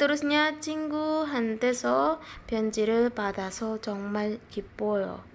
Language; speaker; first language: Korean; non-native, learner; Indonesian